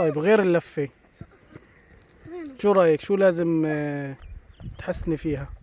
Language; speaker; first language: Arabic; native; Arabic